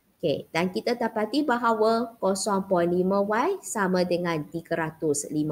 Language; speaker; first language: Malay; non-native, local second language; Chinese